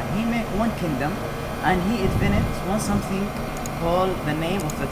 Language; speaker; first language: English; non-native, learner; Arabic